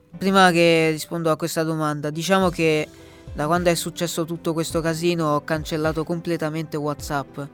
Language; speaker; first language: Italian; early bilingual, other home language; Bangla